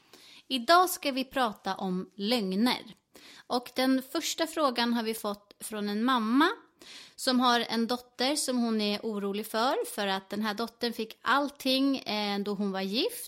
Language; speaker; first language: Swedish; native; Swedish